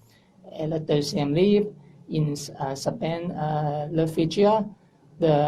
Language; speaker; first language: French; non-native, learner; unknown